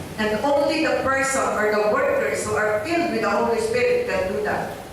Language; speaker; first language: English; non-native, local second language; Filipino